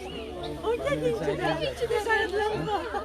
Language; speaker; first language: Dutch; non-native, local second language; Caribbean Hindustani